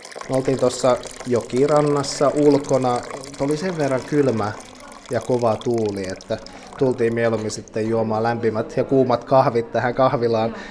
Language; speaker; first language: Finnish; native; Finnish